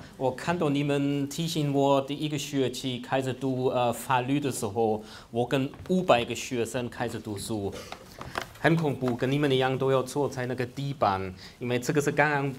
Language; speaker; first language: Chinese; non-native, fluent; German